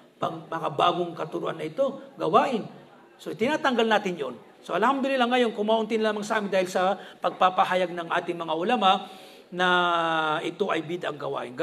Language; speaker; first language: Filipino; non-native, local second language; Maranao